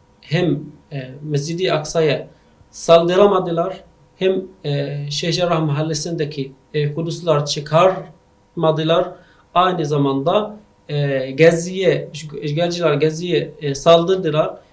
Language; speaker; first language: Turkish; non-native, learner; Arabic